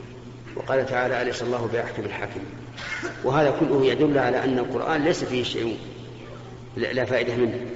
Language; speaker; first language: Arabic; native; Arabic